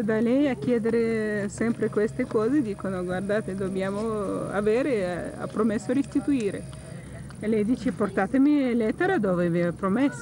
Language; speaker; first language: Italian; non-native, fluent; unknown